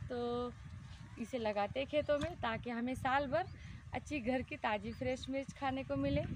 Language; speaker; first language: Hindi; non-native, local second language; Marathi